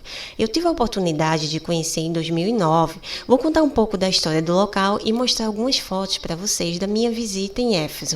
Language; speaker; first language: Portuguese; native; Portuguese